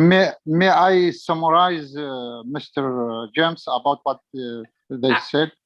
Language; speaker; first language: English; non-native, learner; Arabic